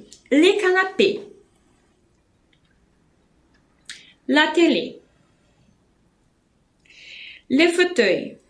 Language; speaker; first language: French; non-native, fluent; Portuguese